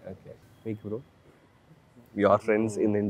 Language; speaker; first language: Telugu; non-native, learner; Tamil